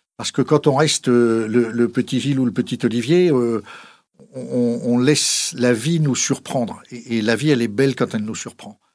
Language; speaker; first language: French; native; French